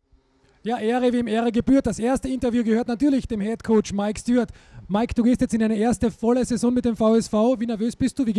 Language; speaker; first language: German; native; German